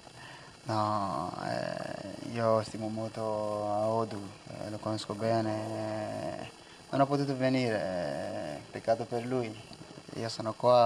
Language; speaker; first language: Italian; non-native, fluent; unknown